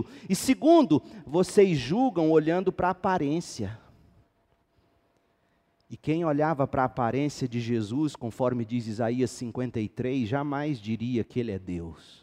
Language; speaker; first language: Portuguese; native; Portuguese